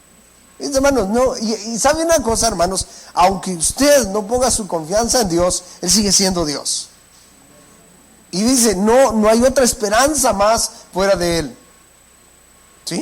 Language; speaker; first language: Spanish; native; Spanish